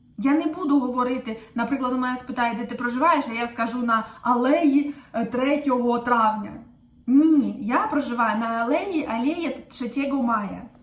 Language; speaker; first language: Ukrainian; native; Ukrainian